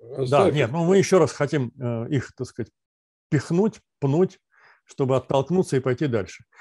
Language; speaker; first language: Russian; native; Russian